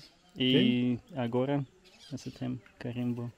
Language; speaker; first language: Portuguese; non-native, learner; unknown